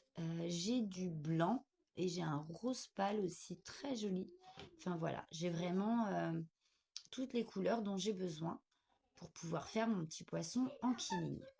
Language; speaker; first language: French; native; French